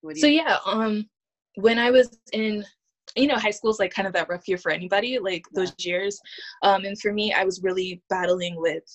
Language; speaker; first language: English; native; English